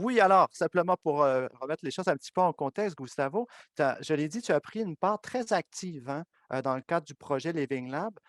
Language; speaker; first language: French; native; French